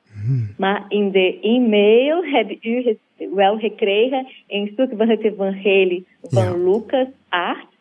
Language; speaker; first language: Dutch; non-native, learner; Portuguese